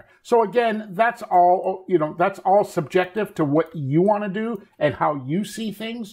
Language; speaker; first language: English; native; English